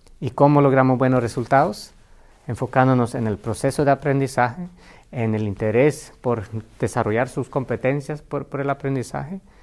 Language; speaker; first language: Spanish; non-native, fluent; Finnish